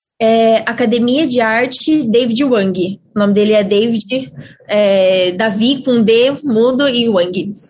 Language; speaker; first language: Portuguese; native; Portuguese